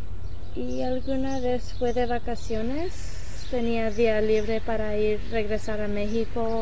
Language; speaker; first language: Spanish; early bilingual, heritage; Spanish